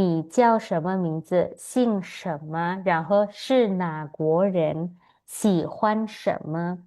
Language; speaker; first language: Chinese; non-native, fluent; Indonesian